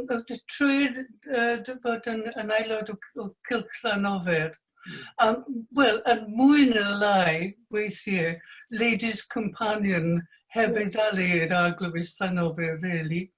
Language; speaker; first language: Welsh; non-native, fluent; English